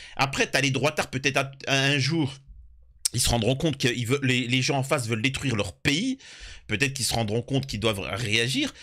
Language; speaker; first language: French; native; French